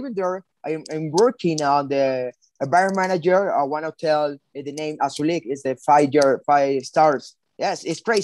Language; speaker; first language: English; non-native, learner; Spanish